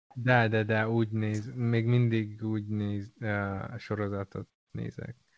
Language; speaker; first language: Hungarian; non-native, learner; Chinese